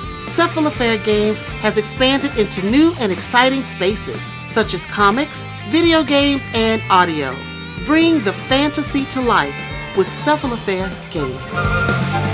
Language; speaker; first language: English; native; English